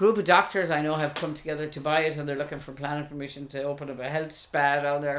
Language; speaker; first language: English; native; English